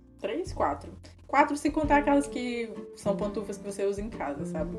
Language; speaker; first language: Portuguese; native; Portuguese